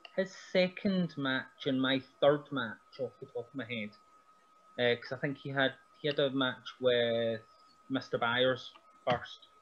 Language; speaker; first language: English; native; English